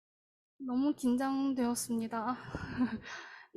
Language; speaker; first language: Korean; non-native, fluent; Chinese